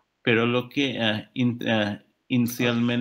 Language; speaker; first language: Spanish; non-native, learner; English